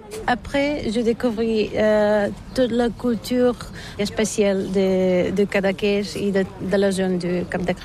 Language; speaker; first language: French; non-native, learner; Bulgarian